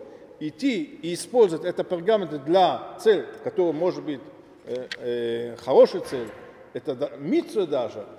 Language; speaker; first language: Russian; non-native, learner; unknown